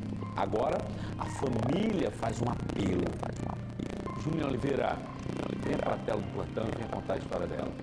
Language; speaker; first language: Portuguese; native; Portuguese